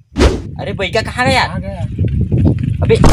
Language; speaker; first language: Hindi; non-native, local second language; Chhattisgarhi